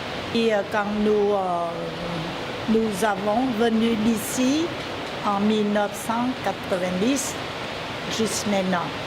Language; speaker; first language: French; non-native, learner; Vietnamese